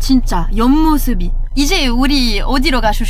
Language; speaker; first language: Korean; non-native, fluent; French